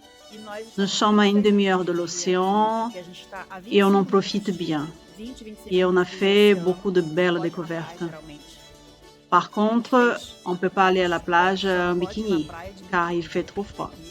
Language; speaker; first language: French; non-native, fluent; Portuguese